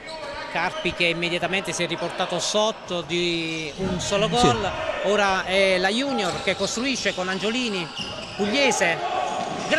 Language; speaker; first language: Italian; native; Italian